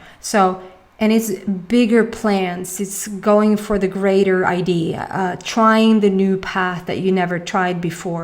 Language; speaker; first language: English; non-native, fluent; Swedish